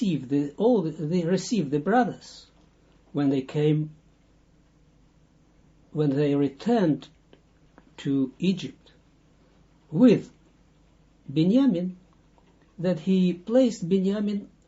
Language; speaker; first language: English; non-native, fluent; Dutch